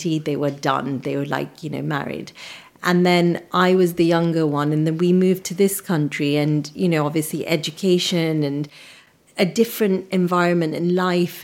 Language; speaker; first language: English; early bilingual, other home language; Punjabi